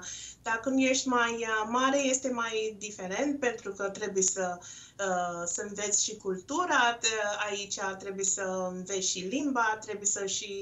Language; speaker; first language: Romanian; non-native, local second language; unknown